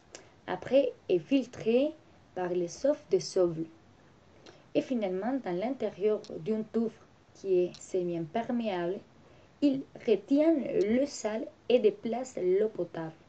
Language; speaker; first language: French; non-native, learner; Spanish